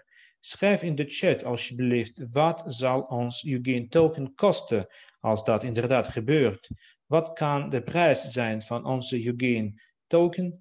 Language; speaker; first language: Dutch; non-native, fluent; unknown